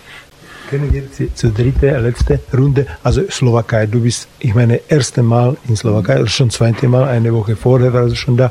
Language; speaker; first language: German; non-native, fluent; Slovak